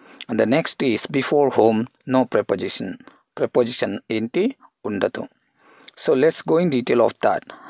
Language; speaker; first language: English; non-native, local second language; Telugu